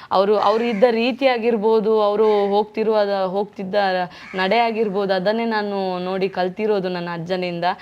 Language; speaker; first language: Kannada; non-native, local second language; Tulu